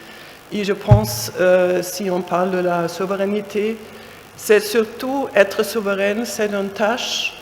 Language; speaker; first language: French; non-native, fluent; German